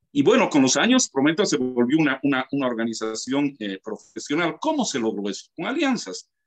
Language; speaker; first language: Spanish; native; Spanish